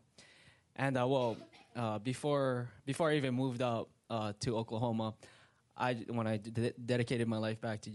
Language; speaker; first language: English; native; English